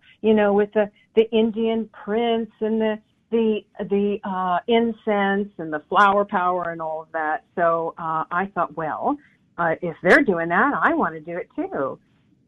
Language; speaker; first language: English; native; English